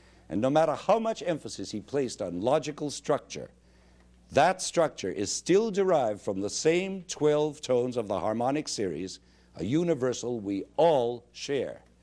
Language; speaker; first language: English; native; English